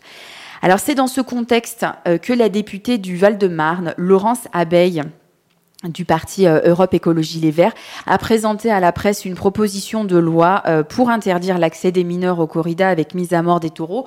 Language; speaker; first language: French; native; French